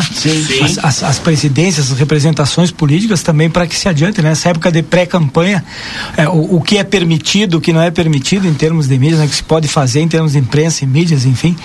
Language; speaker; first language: Portuguese; native; Portuguese